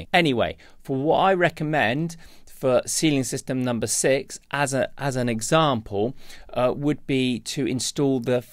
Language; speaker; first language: English; native; English